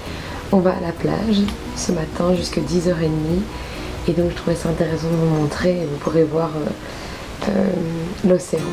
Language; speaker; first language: French; native; French